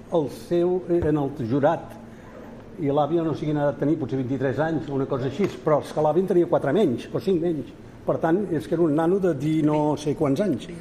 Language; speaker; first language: Catalan; native; Catalan